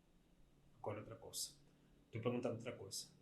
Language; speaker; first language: Portuguese; non-native, fluent; Spanish